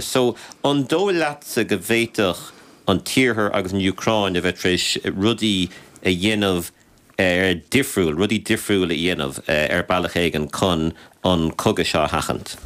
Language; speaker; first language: Irish; native; Irish